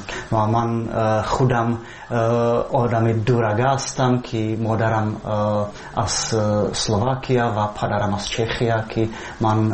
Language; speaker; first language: Persian; non-native, fluent; Czech